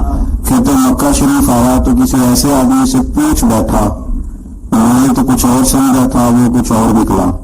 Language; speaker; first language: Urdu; non-native, local second language; Punjabi